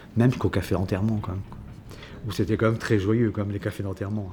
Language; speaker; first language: French; native; French